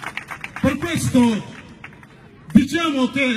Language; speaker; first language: Italian; non-native, learner; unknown